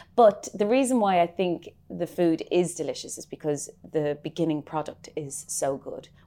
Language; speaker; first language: English; native; English